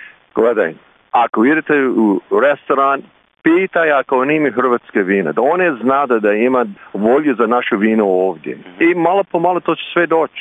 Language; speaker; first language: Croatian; early bilingual, heritage; Croatian